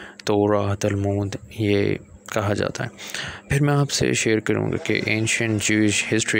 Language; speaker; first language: Urdu; early bilingual, other home language; Punjabi